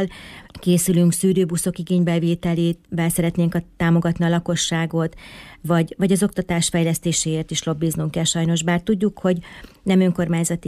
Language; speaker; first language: Hungarian; native; Hungarian